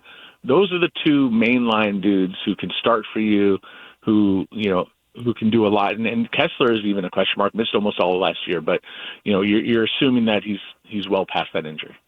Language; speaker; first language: English; native; English